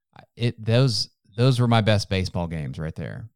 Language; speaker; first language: English; native; English